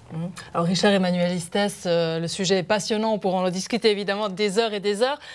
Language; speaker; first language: French; native; French